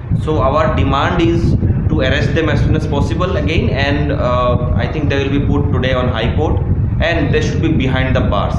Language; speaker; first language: English; non-native, local second language; Bangla